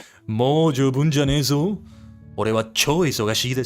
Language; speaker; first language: Japanese; non-native, learner; English